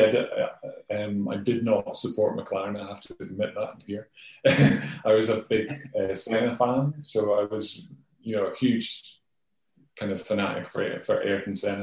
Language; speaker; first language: English; native; English